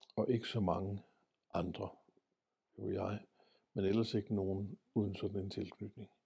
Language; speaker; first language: Danish; native; Danish